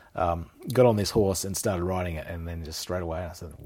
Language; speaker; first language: English; native; English